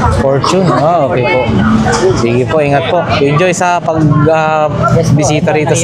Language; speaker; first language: Filipino; native; Filipino